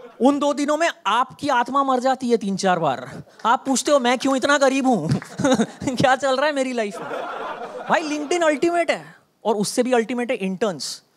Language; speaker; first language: Hindi; non-native, local second language; Bangla